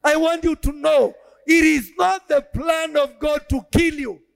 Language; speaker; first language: English; non-native, local second language; Swahili